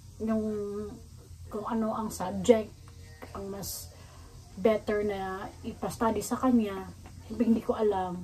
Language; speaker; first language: Filipino; native; Filipino